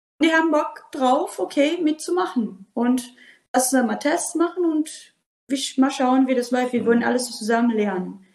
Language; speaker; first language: German; non-native, fluent; Portuguese